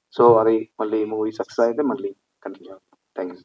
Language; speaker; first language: Telugu; non-native, learner; Malayalam